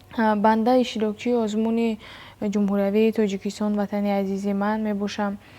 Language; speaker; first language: Tajik; native; Tajik